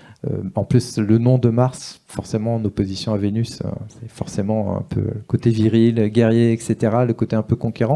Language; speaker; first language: French; native; French